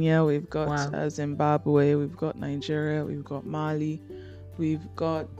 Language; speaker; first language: English; non-native, local second language; Igbo